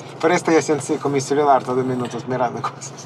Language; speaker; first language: Portuguese; non-native, learner; Spanish